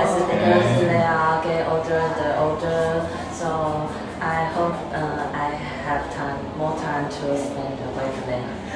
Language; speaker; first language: English; non-native, learner; Chinese